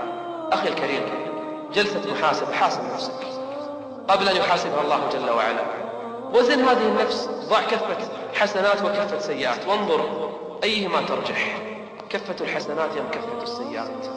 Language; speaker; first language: Arabic; native; Arabic